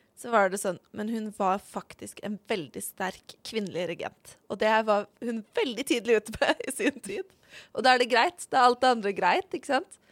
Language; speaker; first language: Norwegian; native; Norwegian